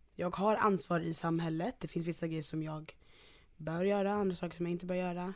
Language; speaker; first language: Swedish; early bilingual, other home language; Ganda